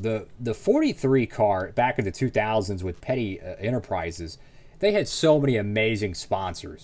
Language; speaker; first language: English; native; English